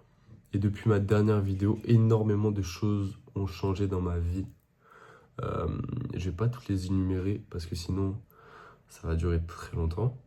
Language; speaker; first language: French; native; French